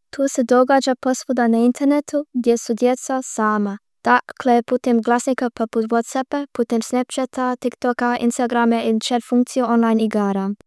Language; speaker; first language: Croatian; early bilingual, heritage; Croatian